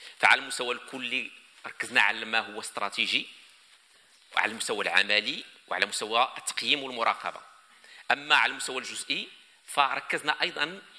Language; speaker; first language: Arabic; native; Arabic